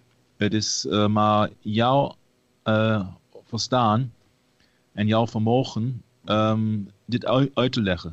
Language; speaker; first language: Dutch; non-native, learner; German